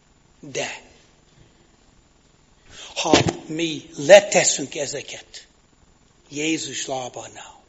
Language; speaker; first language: Hungarian; non-native, fluent; English